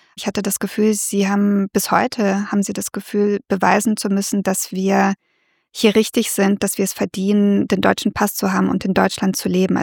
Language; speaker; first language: German; early bilingual, other home language; Russian